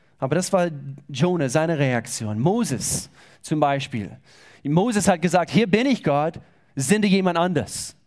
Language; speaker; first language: German; non-native, fluent; English